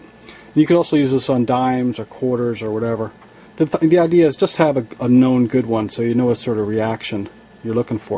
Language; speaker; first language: English; native; English